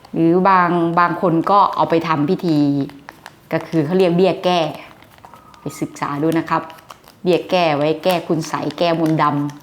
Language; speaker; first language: Thai; native; Thai